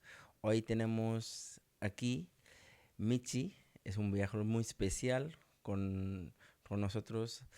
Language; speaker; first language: Spanish; non-native, learner; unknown